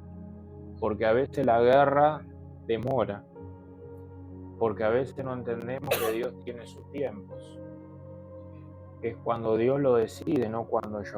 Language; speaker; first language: Spanish; native; Spanish